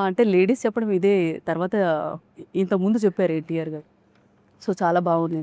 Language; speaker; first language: Telugu; native; Telugu